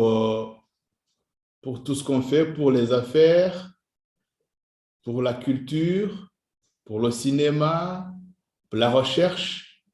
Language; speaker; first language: French; non-native, local second language; Kinyarwanda